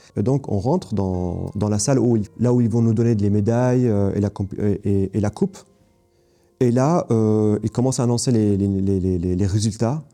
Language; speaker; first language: French; non-native, fluent; Arabic